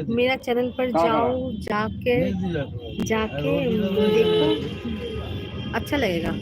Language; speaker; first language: Hindi; non-native, local second language; Bangla